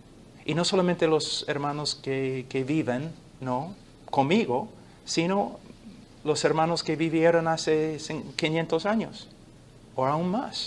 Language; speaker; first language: Spanish; non-native, fluent; English